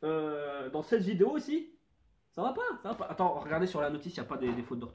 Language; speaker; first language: French; native; French